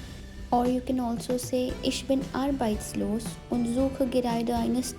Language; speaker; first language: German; non-native, fluent; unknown